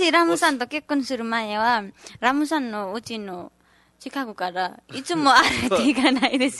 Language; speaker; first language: Japanese; non-native, learner; Nepali